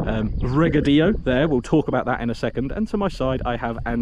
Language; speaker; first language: English; native; English